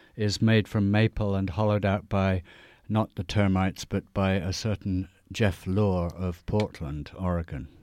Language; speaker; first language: English; native; English